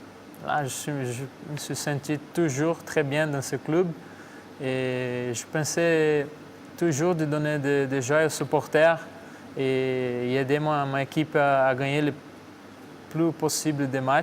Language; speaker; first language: French; non-native, fluent; Portuguese